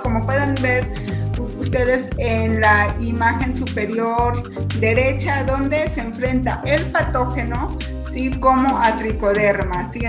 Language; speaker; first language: Spanish; native; Spanish